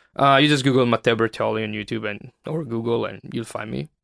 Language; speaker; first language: English; non-native, fluent; Italian